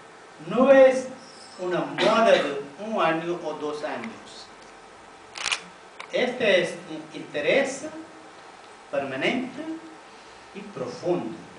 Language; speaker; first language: Spanish; non-native, fluent; Tamil